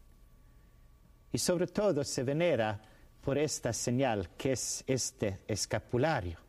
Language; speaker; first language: Spanish; non-native, fluent; Swedish